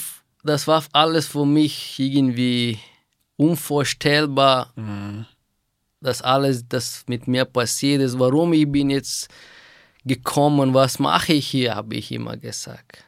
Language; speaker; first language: German; non-native, fluent; Persian